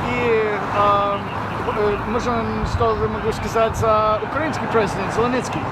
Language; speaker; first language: Russian; non-native, learner; English